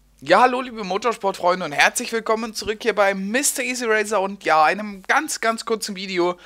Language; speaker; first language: German; native; German